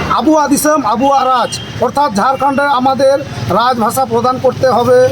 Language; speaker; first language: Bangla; non-native, local second language; Santali